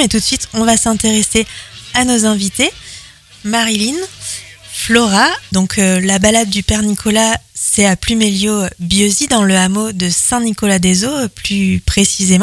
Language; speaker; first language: French; native; French